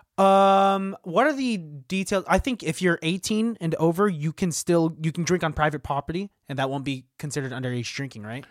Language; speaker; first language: English; native; English